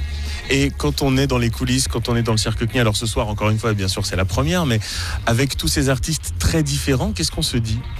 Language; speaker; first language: French; native; French